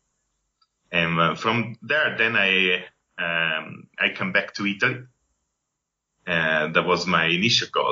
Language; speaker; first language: English; non-native, fluent; Italian